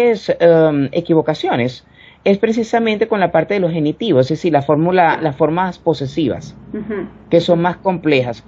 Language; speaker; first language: Spanish; native; Spanish